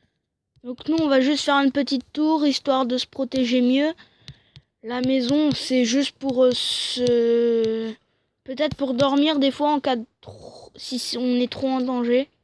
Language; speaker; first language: French; native; French